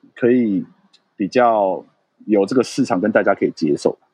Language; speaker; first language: Chinese; native; Chinese